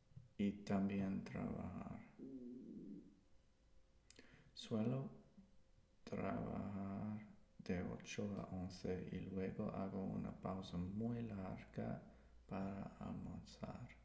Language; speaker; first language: Spanish; non-native, learner; English